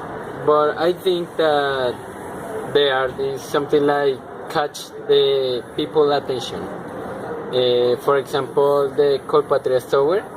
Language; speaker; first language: English; non-native, learner; Spanish